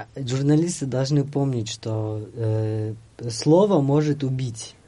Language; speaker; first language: Russian; non-native, local second language; Kyrgyz